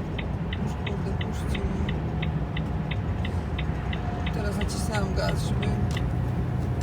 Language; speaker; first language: Polish; native; Polish